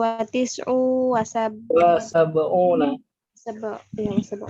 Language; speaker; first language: Arabic; non-native, learner; Indonesian